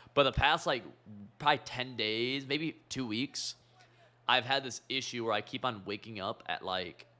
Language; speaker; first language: English; native; English